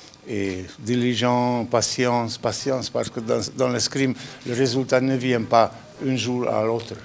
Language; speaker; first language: French; non-native, learner; Hungarian